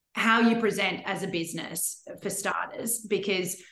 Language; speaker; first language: English; native; English